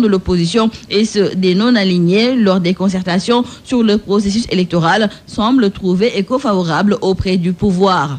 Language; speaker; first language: French; non-native, local second language; Wolof